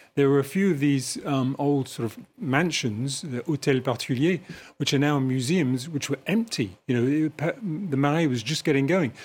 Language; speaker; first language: English; native; English